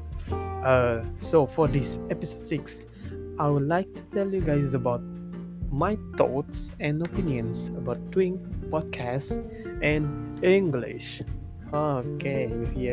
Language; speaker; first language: English; non-native, local second language; Malay